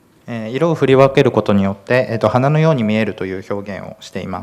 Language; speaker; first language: Japanese; native; Japanese